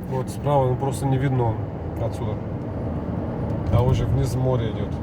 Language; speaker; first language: Russian; non-native, local second language; Kyrgyz